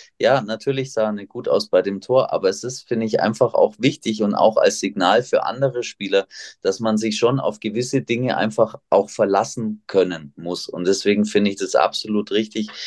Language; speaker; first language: German; native; German